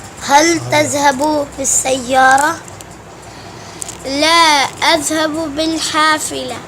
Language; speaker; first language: Arabic; non-native, learner; Urdu